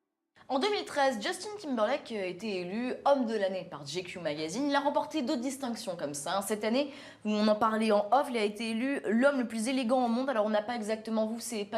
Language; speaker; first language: French; native; French